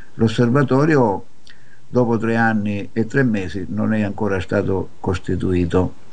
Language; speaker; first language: Italian; native; Italian